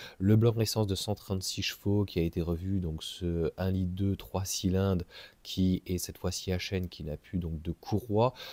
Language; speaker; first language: French; native; French